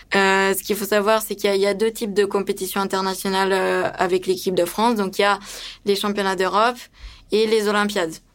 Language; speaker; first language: French; early bilingual, other home language; Romanian